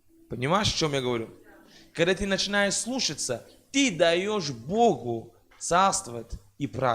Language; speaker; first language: Russian; non-native, fluent; French